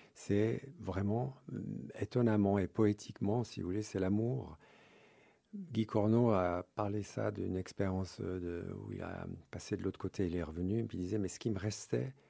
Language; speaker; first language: French; early bilingual, other home language; English